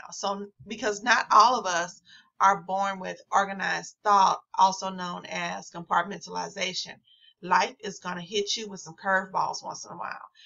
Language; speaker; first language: English; native; English